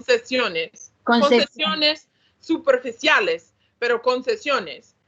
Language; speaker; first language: Spanish; non-native, learner; English